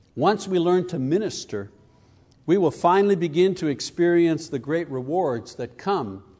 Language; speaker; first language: English; native; English